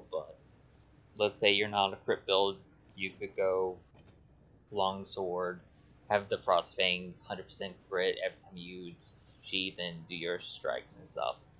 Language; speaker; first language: English; native; English